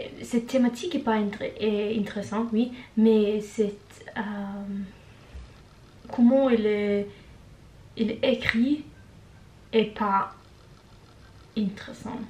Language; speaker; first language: French; non-native, learner; Norwegian